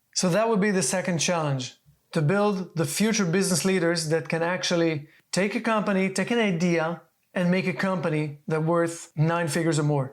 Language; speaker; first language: English; non-native, fluent; Hebrew